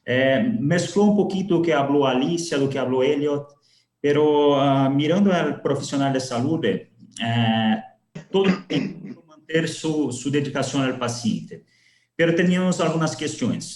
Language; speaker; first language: Spanish; non-native, learner; Portuguese